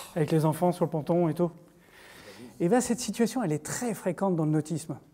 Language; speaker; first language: French; native; French